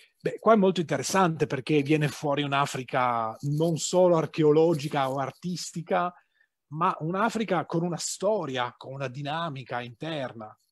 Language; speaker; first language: Italian; native; Italian